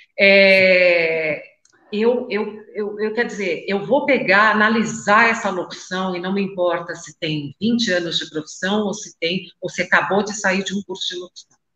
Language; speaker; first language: Portuguese; native; Portuguese